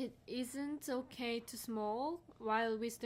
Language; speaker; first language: English; non-native, learner; Korean